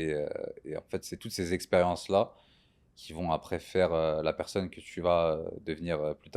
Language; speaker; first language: French; native; French